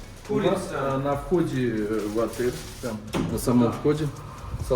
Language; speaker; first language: Russian; native; Russian